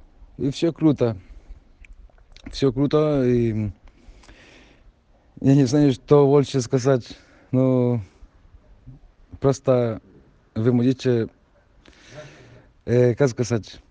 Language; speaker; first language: Russian; non-native, learner; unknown